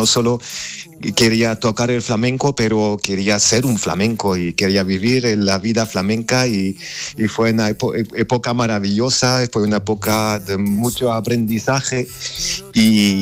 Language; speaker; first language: Spanish; non-native, fluent; Armenian